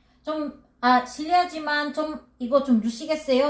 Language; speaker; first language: Korean; non-native, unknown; Filipino